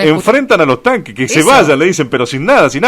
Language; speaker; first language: Spanish; native; Spanish